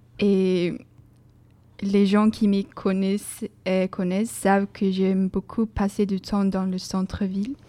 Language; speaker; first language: French; non-native, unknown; Swedish